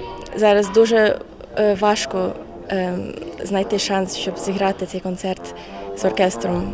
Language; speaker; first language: Ukrainian; non-native, fluent; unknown